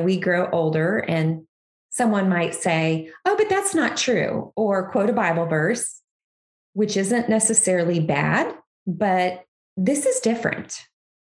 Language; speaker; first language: English; native; English